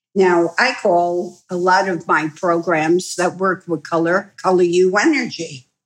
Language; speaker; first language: English; native; English